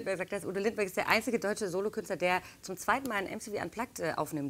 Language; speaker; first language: German; native; German